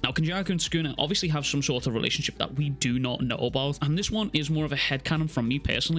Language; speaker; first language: English; native; English